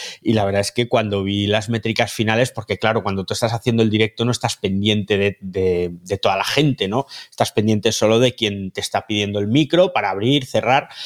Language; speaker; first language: Spanish; native; Spanish